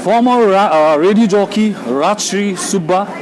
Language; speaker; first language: English; non-native, local second language; Nepali